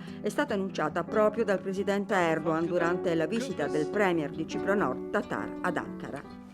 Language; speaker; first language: Italian; native; Italian